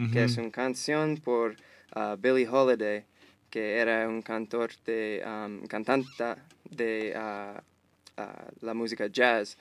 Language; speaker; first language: Spanish; non-native, fluent; English